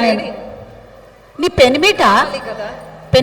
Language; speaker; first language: Telugu; native; Telugu